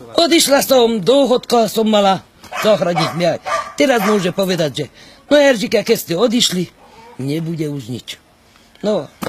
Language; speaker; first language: Slovak; non-native, local second language; Hungarian